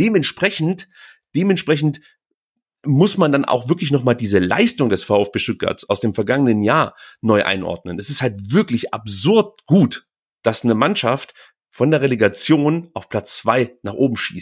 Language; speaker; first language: German; native; German